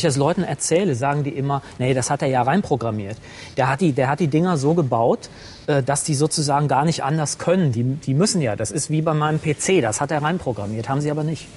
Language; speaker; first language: German; native; German